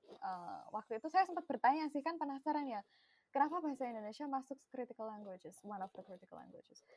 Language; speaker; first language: Indonesian; non-native, local second language; Javanese